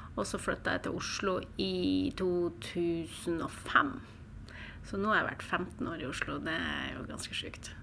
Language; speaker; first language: Norwegian; native; Norwegian